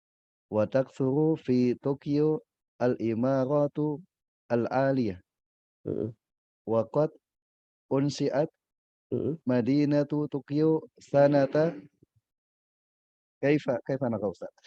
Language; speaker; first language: Arabic; non-native, learner; Indonesian